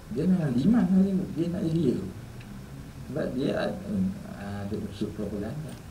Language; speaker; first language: Malay; native; Malay